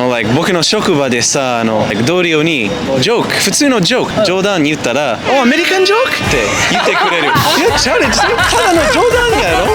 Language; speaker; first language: Japanese; non-native, learner; English